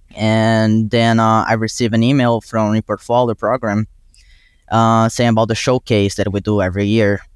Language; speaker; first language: English; non-native, fluent; Portuguese